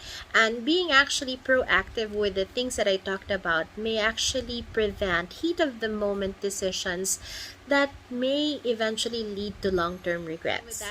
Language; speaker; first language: English; non-native, local second language; Filipino